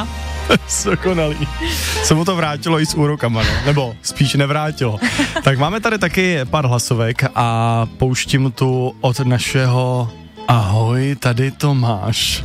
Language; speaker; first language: Czech; native; Czech